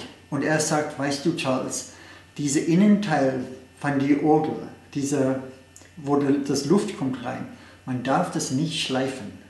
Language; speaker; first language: German; non-native, fluent; English